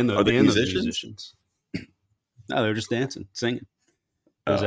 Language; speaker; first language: English; native; English